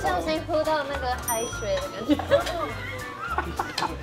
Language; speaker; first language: Chinese; non-native, fluent; Japanese